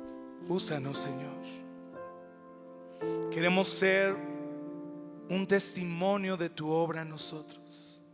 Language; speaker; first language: Spanish; native; Spanish